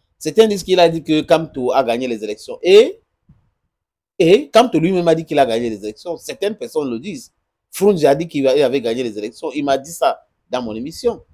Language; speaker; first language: French; non-native, local second language; English